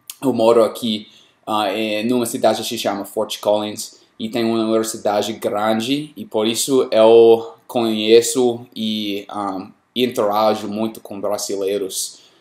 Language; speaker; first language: Portuguese; non-native, learner; English